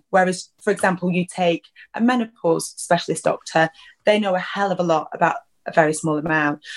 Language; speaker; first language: English; native; English